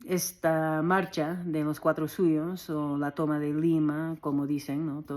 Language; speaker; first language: Spanish; early bilingual, other home language; English